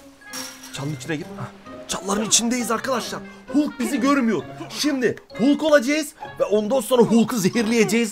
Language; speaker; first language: Turkish; native; Turkish